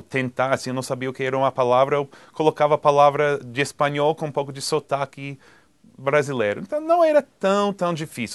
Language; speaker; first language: Portuguese; non-native, fluent; English